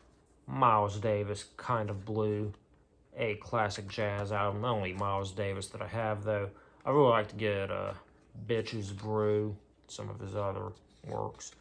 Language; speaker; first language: English; native; English